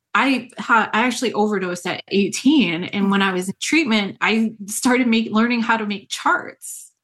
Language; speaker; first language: English; native; English